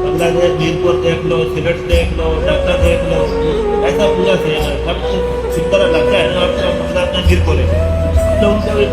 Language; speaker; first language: Hindi; non-native, learner; Bangla